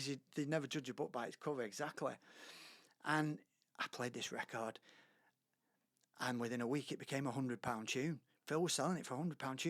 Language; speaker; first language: English; native; English